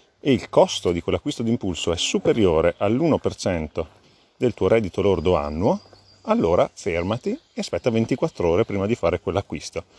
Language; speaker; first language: Italian; native; Italian